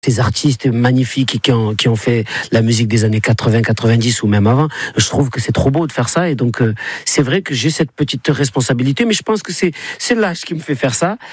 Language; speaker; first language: French; native; French